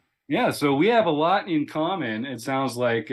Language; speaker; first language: English; native; English